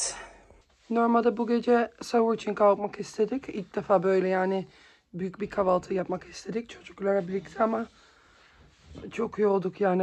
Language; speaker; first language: Turkish; early bilingual, heritage; Dutch